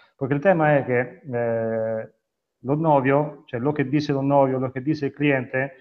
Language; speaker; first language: Spanish; non-native, learner; Italian